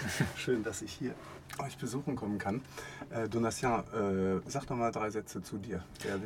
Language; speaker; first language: German; native; German